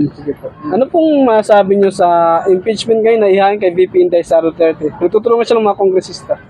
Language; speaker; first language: Filipino; native; Filipino